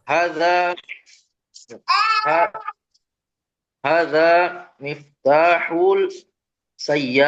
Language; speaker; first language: Arabic; non-native, learner; Indonesian